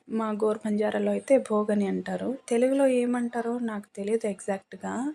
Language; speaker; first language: Telugu; non-native, local second language; Lambadi